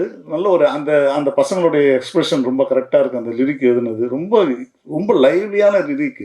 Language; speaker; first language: Tamil; native; Tamil